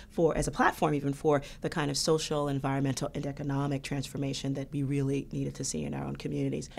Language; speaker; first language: English; native; English